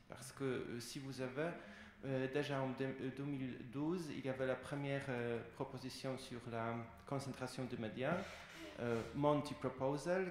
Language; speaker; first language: French; non-native, fluent; Polish